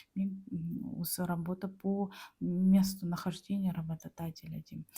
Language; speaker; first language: Russian; non-native, local second language; Kazakh